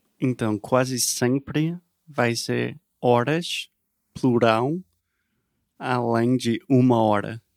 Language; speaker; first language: Portuguese; non-native, learner; English